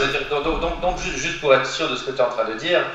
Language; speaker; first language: French; native; French